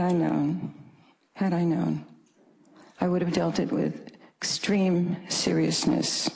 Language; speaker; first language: English; native; English